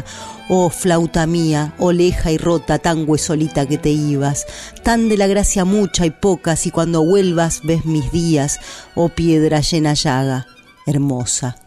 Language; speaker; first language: Spanish; native; Spanish